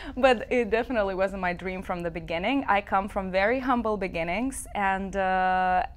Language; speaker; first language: English; non-native, fluent; Lithuanian